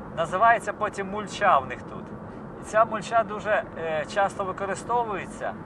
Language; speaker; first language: Ukrainian; non-native, local second language; Russian